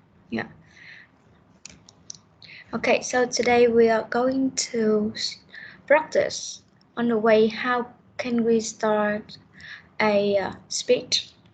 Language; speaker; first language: English; non-native, fluent; Vietnamese